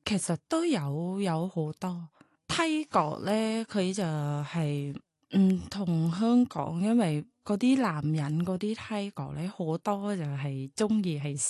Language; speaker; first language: Cantonese; non-native, learner; Thai